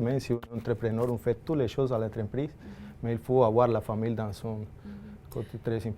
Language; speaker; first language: French; non-native, fluent; Spanish